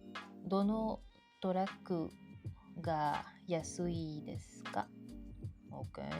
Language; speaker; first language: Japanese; non-native, learner; French